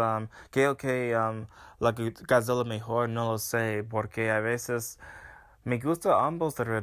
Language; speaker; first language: Spanish; non-native, fluent; English